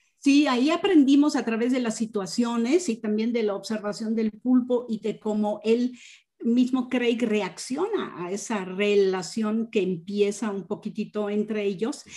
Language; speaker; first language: Spanish; non-native, fluent; German